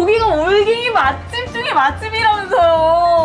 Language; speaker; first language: Korean; native; Korean